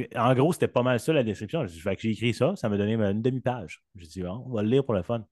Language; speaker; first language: French; native; French